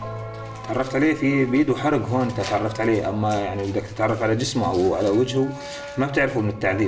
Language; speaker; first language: Arabic; native; Arabic